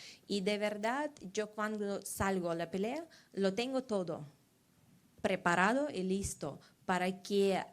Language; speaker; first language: Spanish; non-native, learner; Russian